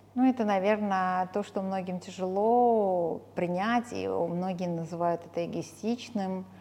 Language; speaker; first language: Russian; early bilingual, other home language; Armenian